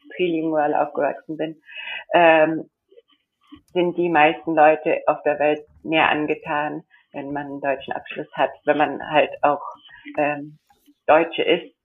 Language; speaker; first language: German; early bilingual, heritage; German